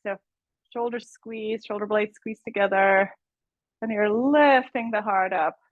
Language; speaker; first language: English; native; English